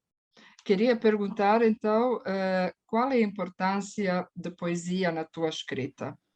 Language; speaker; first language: Portuguese; non-native, fluent; Croatian